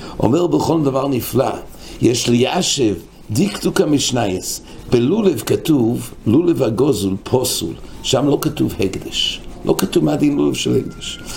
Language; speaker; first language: Hebrew; non-native, fluent; English